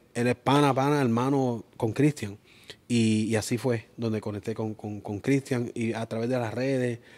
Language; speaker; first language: Spanish; early bilingual, heritage; Spanish